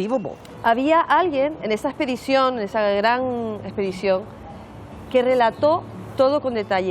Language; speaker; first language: Spanish; native; Spanish